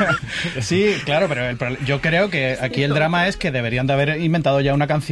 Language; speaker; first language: Spanish; native; Spanish